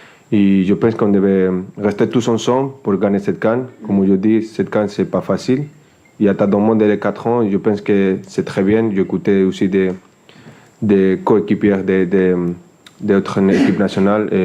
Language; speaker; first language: French; non-native, fluent; Spanish